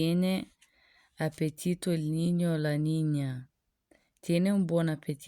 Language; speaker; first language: Spanish; non-native, learner; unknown